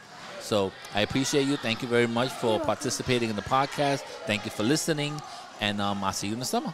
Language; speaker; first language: English; native; English